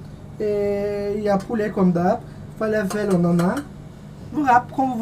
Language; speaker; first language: French; non-native, learner; Turkish